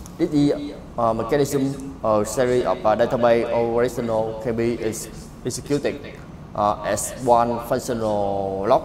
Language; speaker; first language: English; non-native, learner; Vietnamese